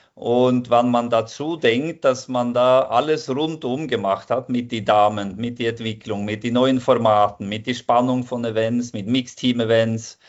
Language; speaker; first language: German; non-native, fluent; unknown